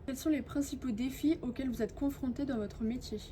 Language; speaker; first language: French; native; French